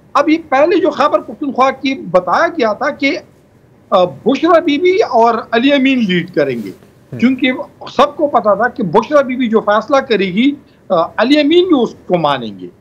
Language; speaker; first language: Urdu; non-native, local second language; Pashto